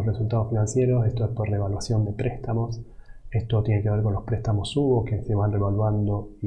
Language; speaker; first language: Spanish; native; Spanish